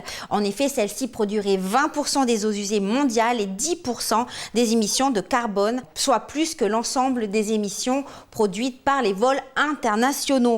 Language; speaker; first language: French; native; French